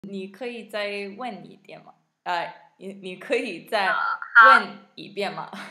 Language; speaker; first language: Chinese; non-native, learner; English